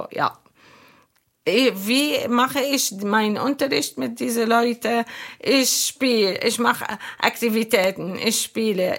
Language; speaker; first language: German; non-native, fluent; Arabic